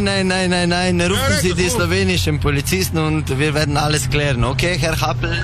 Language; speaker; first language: German; non-native, learner; Slovenian